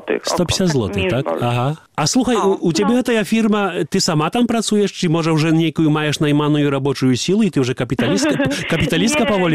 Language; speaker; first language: Polish; non-native, local second language; Belarusian